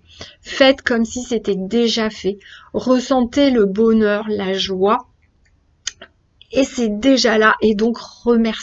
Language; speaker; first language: French; native; French